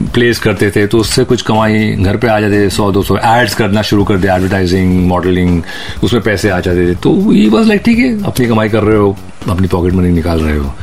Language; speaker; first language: Hindi; native; Hindi